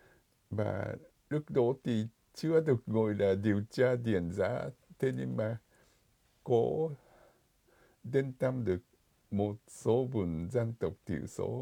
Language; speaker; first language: Vietnamese; non-native, fluent; Japanese